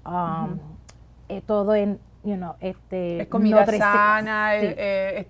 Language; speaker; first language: Spanish; early bilingual, heritage; Spanish